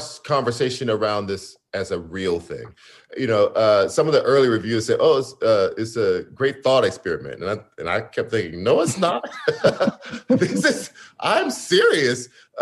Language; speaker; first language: English; native; English